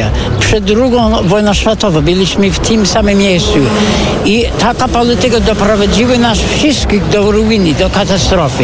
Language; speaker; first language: Polish; non-native, fluent; English